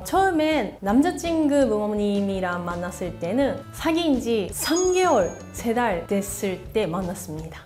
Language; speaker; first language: Korean; non-native, learner; Japanese